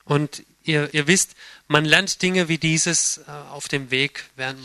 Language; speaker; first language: German; native; German